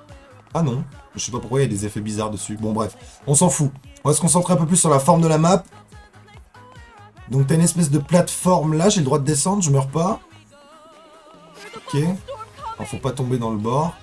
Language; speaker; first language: French; native; French